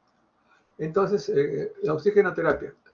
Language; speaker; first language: Spanish; native; Spanish